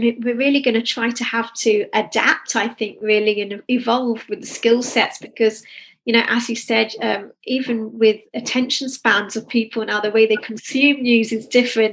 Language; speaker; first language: English; native; English